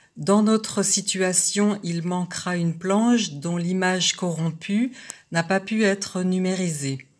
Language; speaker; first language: French; native; French